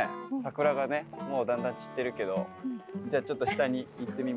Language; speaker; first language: Japanese; native; Japanese